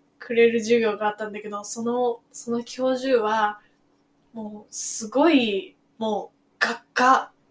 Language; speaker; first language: Japanese; non-native, fluent; Chinese